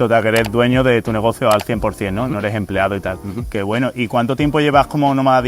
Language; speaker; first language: Spanish; native; Spanish